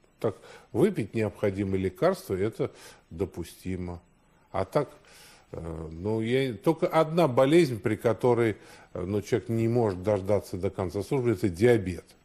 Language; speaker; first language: Russian; native; Russian